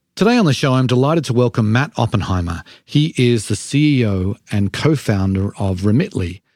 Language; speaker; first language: English; native; English